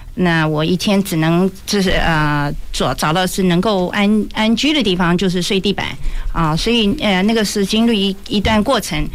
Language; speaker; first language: Chinese; native; Chinese